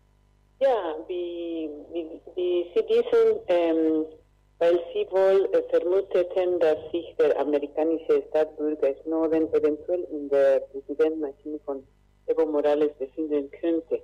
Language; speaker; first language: German; non-native, fluent; Spanish